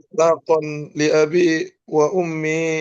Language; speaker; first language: Arabic; non-native, learner; Indonesian